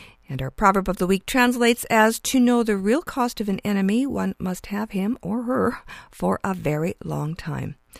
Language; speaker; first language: English; early bilingual, other home language; Ukrainian